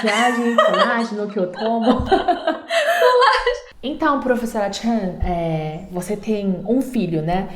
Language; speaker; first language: Portuguese; non-native, learner; Chinese